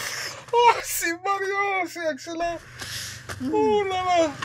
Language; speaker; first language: French; non-native, learner; English